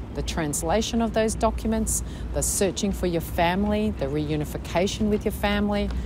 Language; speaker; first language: English; native; English